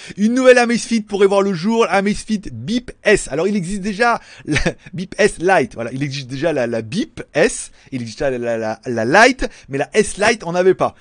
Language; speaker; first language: French; native; French